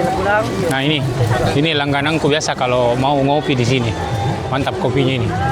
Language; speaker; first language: Indonesian; native; Indonesian